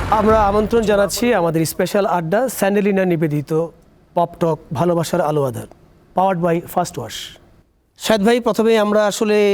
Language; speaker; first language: Bangla; native; Bangla